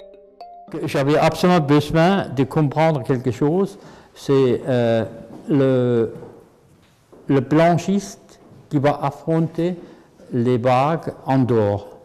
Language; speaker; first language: French; non-native, fluent; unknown